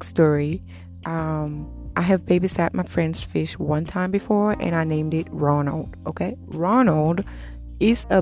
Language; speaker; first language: English; non-native, local second language; Yoruba